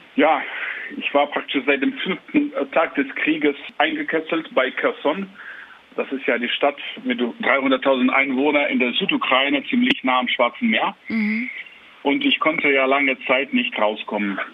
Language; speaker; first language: German; non-native, fluent; Ukrainian